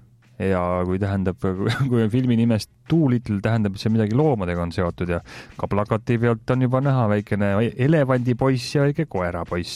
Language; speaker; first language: Estonian; native; Estonian